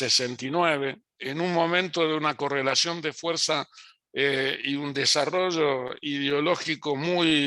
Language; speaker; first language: Spanish; native; Spanish